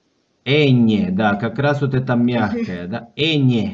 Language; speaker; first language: Russian; non-native, fluent; Spanish